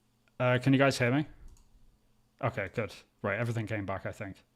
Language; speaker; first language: English; native; English